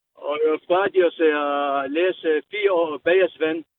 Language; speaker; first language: Danish; non-native, learner; Arabic